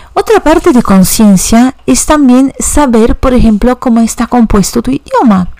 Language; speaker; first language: Spanish; non-native, fluent; Polish